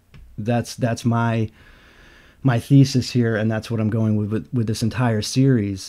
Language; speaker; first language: English; native; English